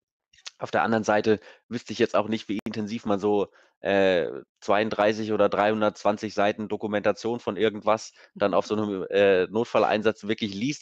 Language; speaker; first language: German; native; German